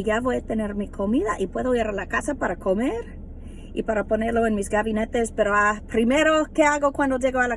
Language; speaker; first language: Spanish; non-native, fluent; English